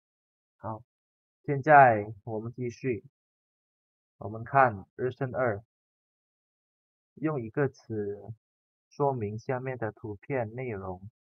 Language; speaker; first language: Chinese; non-native, fluent; Indonesian